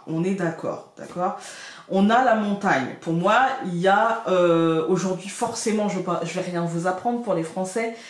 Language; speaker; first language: French; native; French